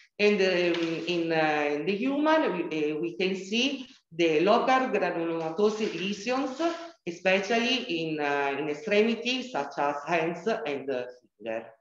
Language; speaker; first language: English; non-native, learner; Italian